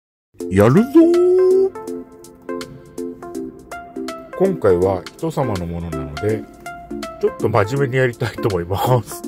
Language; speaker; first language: Japanese; native; Japanese